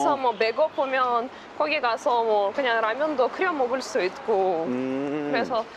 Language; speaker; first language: Korean; non-native, fluent; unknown